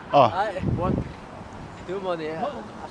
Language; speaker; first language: English; non-native, learner; Chinese